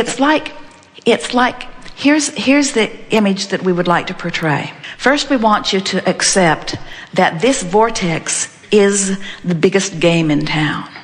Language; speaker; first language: English; native; English